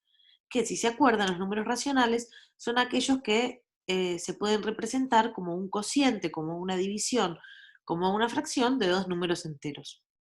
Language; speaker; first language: Spanish; native; Spanish